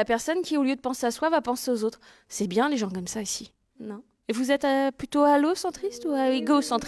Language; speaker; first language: French; native; French